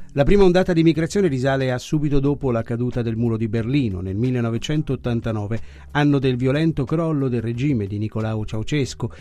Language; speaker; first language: Italian; native; Italian